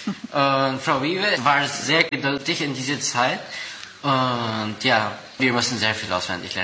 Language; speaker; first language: German; non-native, local second language; Spanish